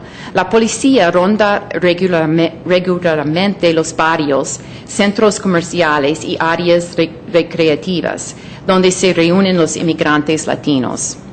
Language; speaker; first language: Spanish; non-native, fluent; English